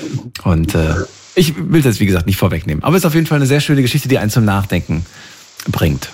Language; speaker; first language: German; native; German